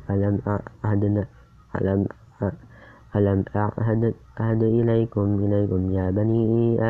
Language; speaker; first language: Arabic; non-native, learner; Indonesian